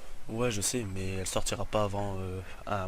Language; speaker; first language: French; native; French